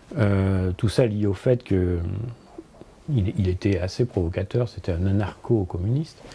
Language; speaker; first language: French; native; French